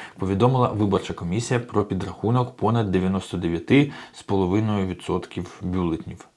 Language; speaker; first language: Ukrainian; native; Ukrainian